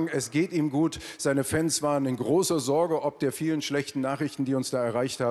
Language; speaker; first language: German; native; German